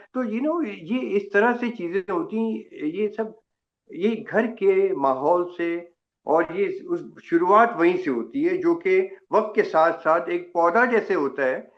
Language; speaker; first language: Urdu; native; Urdu